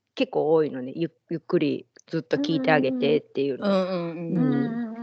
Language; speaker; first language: Japanese; native; Japanese